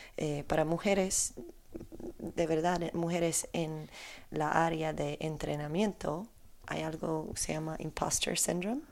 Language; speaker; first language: Spanish; non-native, learner; Polish